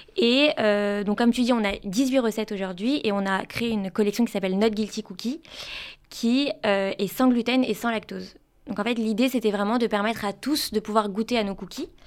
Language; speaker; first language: French; native; French